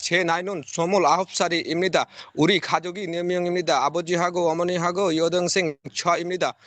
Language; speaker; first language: Korean; non-native, learner; Bangla